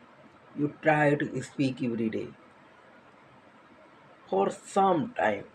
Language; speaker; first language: English; non-native, learner; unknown